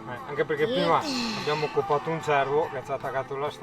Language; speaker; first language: Italian; native; Italian